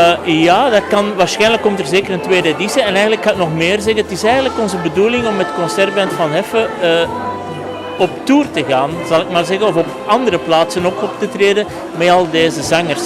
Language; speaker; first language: Dutch; native; Dutch